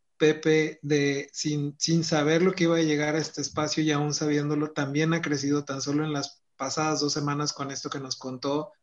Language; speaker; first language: Spanish; native; Spanish